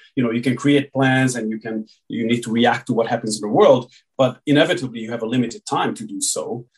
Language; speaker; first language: English; early bilingual, other home language; Hungarian